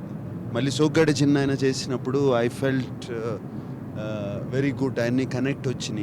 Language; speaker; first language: Telugu; native; Telugu